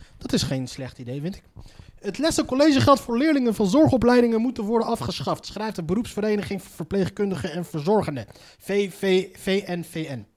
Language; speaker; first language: Dutch; early bilingual, other home language; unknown